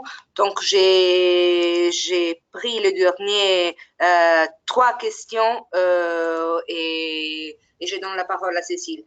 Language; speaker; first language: French; non-native, fluent; Italian